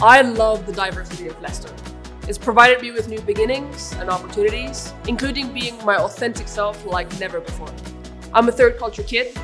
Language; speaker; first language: English; non-native, fluent; Finnish